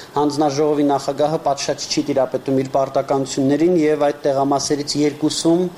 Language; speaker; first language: Armenian; native; Armenian